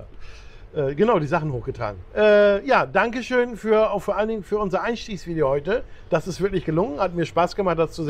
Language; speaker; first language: German; native; German